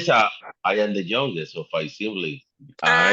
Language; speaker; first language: English; non-native, learner; Spanish